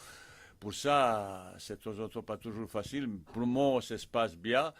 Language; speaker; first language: French; non-native, fluent; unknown